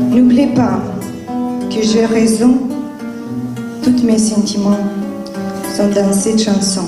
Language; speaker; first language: French; non-native, learner; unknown